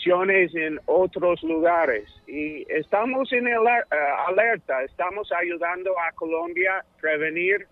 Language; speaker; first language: Spanish; non-native, fluent; English